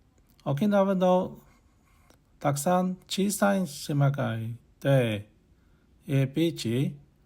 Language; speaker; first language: Japanese; non-native, learner; English